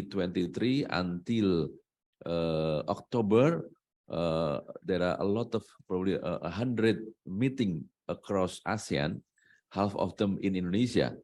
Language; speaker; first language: English; non-native, learner; Indonesian